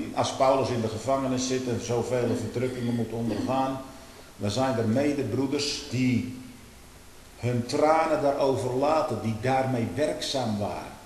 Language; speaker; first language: Dutch; native; Dutch